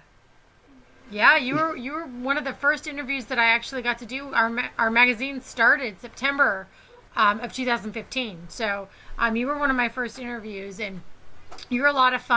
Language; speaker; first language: English; native; English